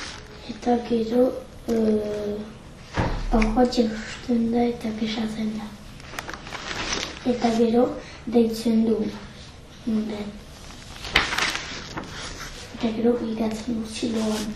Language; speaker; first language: Basque; non-native, local second language; French